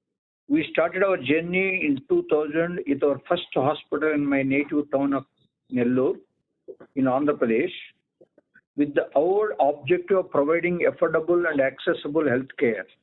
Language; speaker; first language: English; non-native, local second language; Telugu